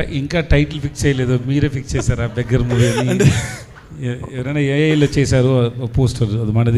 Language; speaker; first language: Telugu; non-native, learner; Tamil